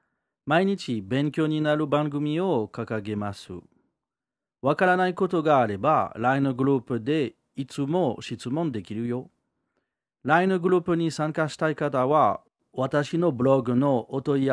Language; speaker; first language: Japanese; non-native, learner; French